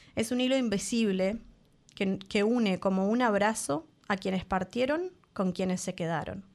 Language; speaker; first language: Spanish; native; Spanish